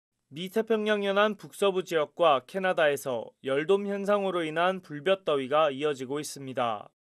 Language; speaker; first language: Korean; native; Korean